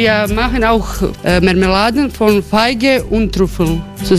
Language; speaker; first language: German; non-native, learner; Croatian